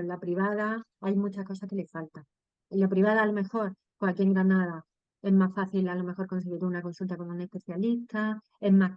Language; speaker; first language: Spanish; native; Spanish